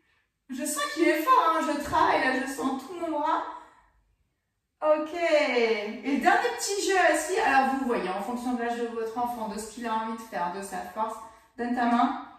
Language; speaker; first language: French; native; French